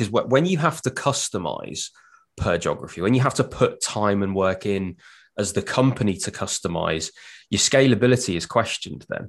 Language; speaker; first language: English; native; English